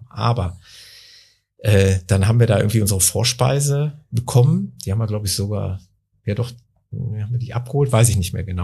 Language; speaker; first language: German; native; German